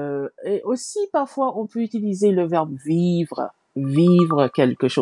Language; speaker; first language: French; non-native, fluent; English